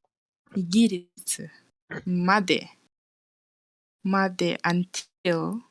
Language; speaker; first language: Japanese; non-native, fluent; Malay